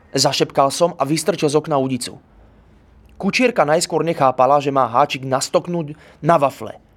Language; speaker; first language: Slovak; native; Slovak